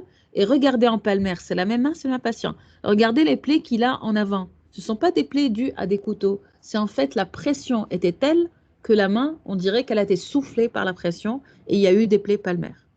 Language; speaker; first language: French; non-native, local second language; Arabic